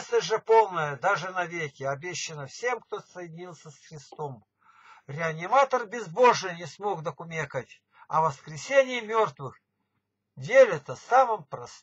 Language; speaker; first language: Russian; native; Russian